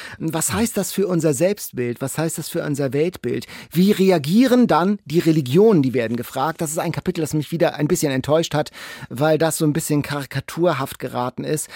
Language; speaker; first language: German; native; German